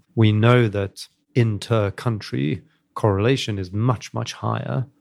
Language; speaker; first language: English; native; English